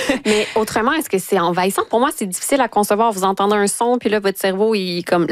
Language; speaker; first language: French; native; French